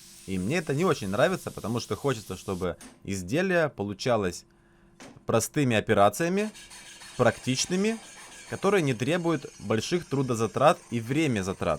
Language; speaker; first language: Russian; native; Russian